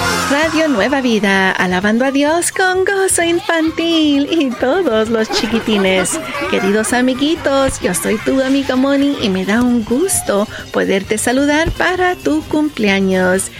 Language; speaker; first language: Spanish; native; Spanish